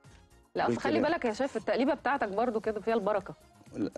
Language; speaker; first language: Arabic; native; Arabic